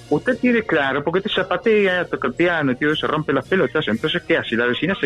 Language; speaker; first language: Spanish; native; Spanish